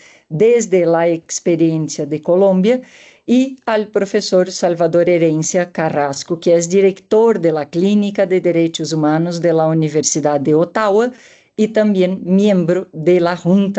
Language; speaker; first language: Spanish; non-native, fluent; Portuguese